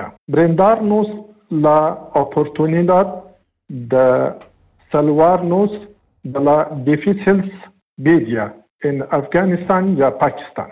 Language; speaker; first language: Spanish; non-native, learner; Pashto